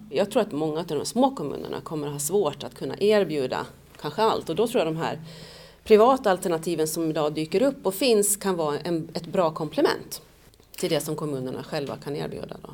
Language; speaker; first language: Swedish; native; Swedish